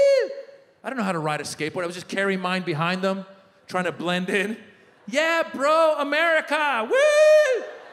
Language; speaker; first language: English; native; English